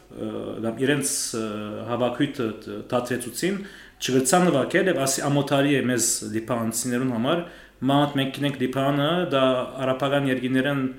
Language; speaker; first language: Armenian; early bilingual, heritage; Armenian